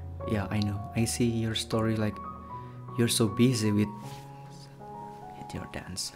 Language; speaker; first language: English; non-native, learner; Indonesian